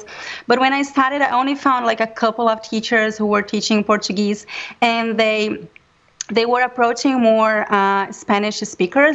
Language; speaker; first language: English; non-native, fluent; Portuguese